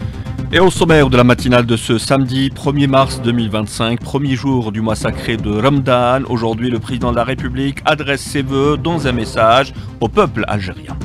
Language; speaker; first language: French; non-native, local second language; Arabic